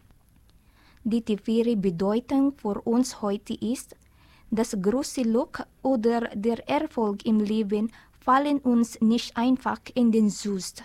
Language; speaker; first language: German; non-native, learner; Filipino